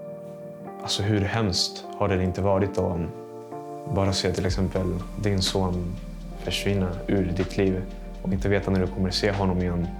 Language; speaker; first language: Swedish; non-native, fluent; Spanish